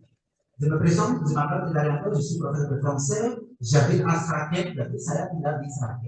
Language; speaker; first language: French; non-native, fluent; Indonesian